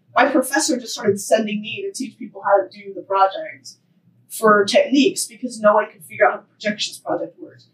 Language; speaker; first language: English; native; English